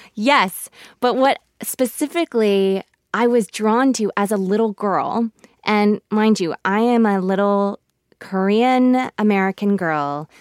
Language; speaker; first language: English; early bilingual, other home language; Korean